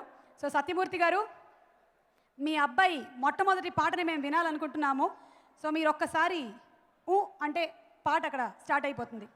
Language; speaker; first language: Telugu; native; Telugu